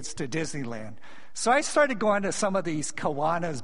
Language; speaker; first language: English; native; English